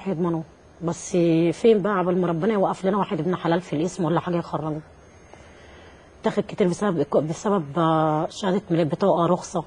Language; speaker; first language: Arabic; native; Arabic